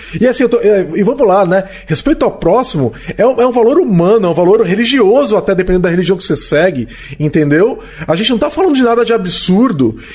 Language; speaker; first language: Portuguese; native; Portuguese